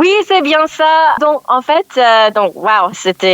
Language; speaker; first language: French; non-native, learner; English